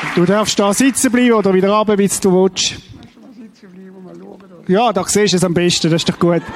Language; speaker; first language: German; native; German